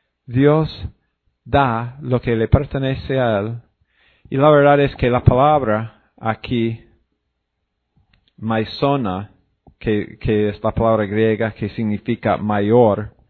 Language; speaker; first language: Spanish; non-native, fluent; English